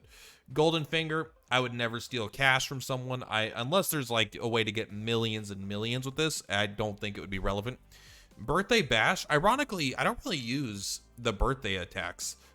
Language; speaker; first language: English; native; English